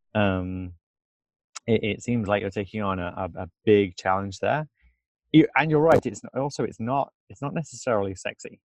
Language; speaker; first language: English; native; English